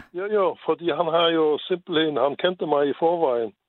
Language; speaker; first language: Danish; non-native, fluent; Luxembourgish